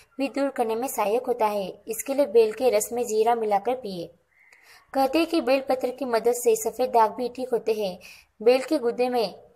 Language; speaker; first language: Hindi; non-native, local second language; Marathi